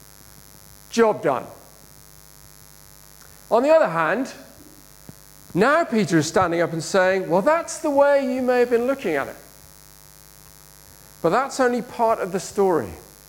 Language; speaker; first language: English; native; English